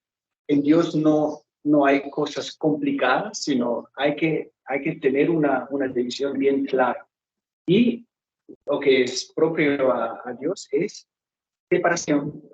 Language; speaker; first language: Spanish; non-native, fluent; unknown